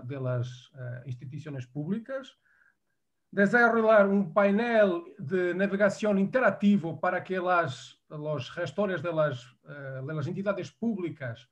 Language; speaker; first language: Spanish; non-native, fluent; Portuguese